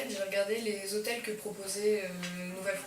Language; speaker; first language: French; native; French